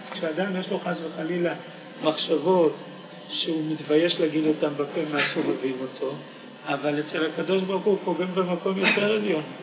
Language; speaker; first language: Hebrew; native; Hebrew